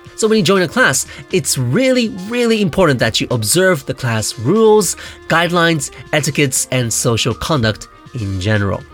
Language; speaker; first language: English; non-native, fluent; Japanese